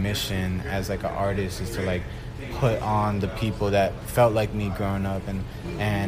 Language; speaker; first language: English; early bilingual, other home language; Spanish